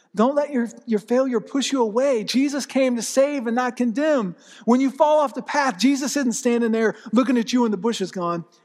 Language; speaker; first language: English; native; English